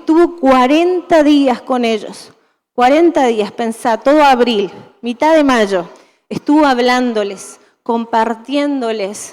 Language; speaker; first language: Spanish; native; Spanish